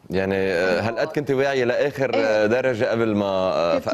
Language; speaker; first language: Arabic; native; Arabic